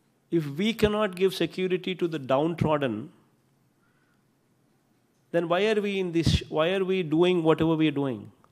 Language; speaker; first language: English; non-native, local second language; Telugu